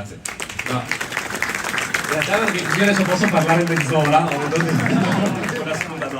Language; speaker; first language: Italian; native; Italian